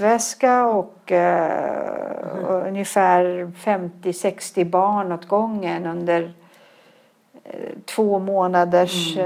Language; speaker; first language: Swedish; early bilingual, other home language; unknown